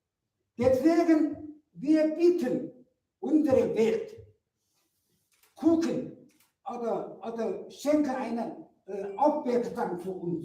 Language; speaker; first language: German; non-native, learner; Mongolian